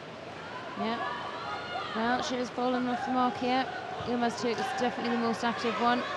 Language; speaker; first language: English; native; English